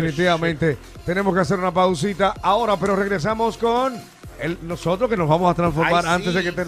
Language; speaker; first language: Spanish; native; Spanish